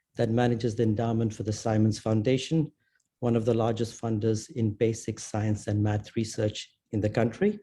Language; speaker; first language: English; non-native, local second language; Hindi